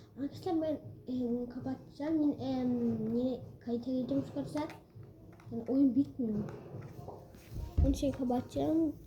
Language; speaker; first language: Turkish; early bilingual, heritage; Turkish